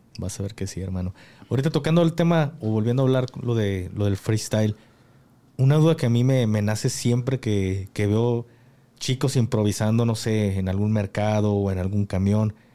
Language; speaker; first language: Spanish; native; Spanish